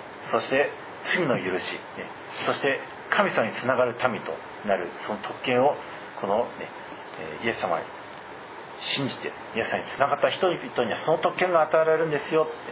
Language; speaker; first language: Japanese; native; Japanese